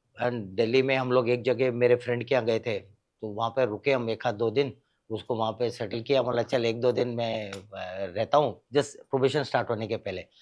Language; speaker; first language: Hindi; native; Hindi